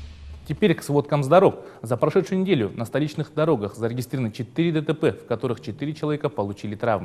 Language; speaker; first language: Russian; native; Russian